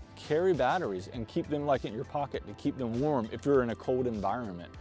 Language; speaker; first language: English; native; English